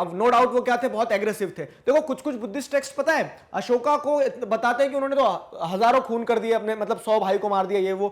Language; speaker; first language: Hindi; native; Hindi